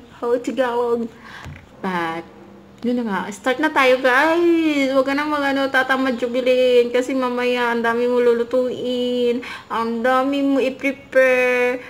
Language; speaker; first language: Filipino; non-native, local second language; Cebuano